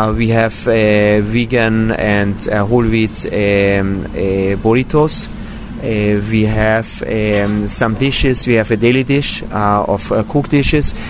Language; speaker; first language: English; non-native, fluent; German